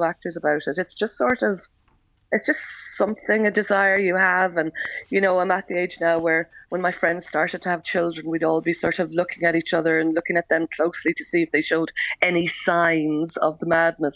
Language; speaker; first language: English; native; English